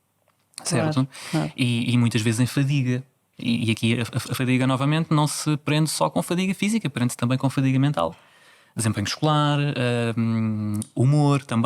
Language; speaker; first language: Portuguese; native; Portuguese